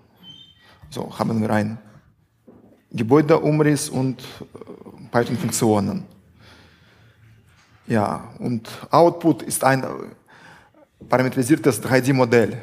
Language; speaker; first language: German; non-native, fluent; Russian